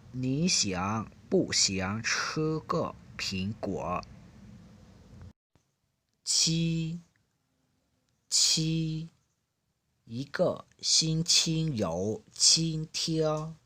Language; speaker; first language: Chinese; non-native, fluent; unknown